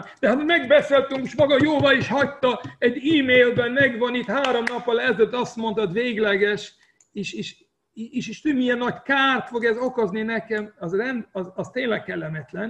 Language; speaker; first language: Hungarian; non-native, fluent; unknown